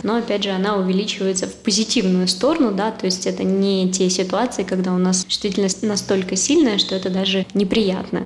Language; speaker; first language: Russian; native; Russian